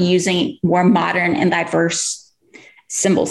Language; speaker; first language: English; non-native, fluent; Portuguese